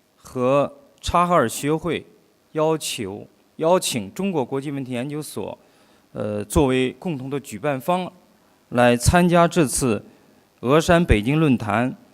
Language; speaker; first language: Chinese; native; Chinese